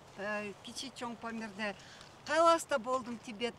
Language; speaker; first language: Turkish; non-native, learner; Kyrgyz